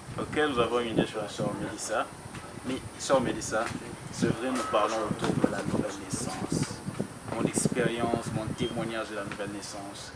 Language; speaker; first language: French; non-native, local second language; Lingala